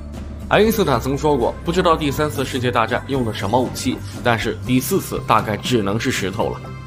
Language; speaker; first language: Chinese; native; Chinese